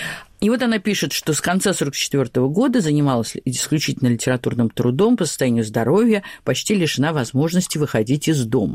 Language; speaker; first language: Russian; native; Russian